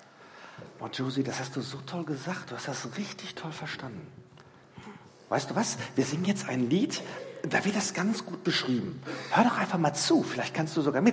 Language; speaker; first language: German; native; German